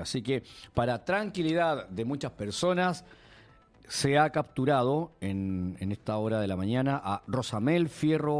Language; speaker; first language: Spanish; native; Spanish